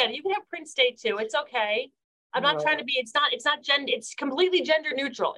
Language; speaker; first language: English; native; English